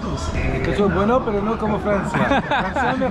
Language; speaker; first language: Spanish; non-native, fluent; French